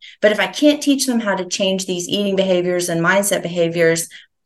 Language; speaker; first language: English; native; English